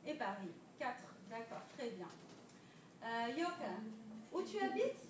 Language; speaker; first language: French; non-native, fluent; Dutch